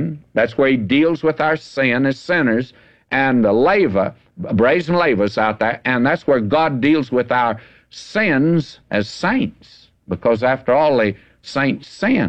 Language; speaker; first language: English; native; English